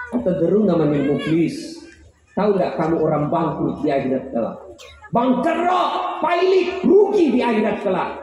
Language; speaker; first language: Indonesian; non-native, local second language; Buginese